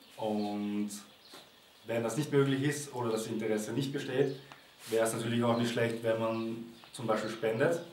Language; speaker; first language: German; native; German